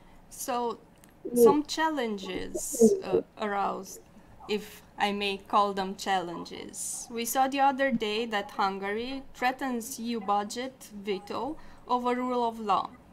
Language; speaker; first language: English; non-native, fluent; Romanian